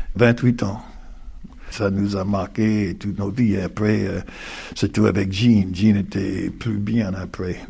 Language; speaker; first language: French; non-native, fluent; English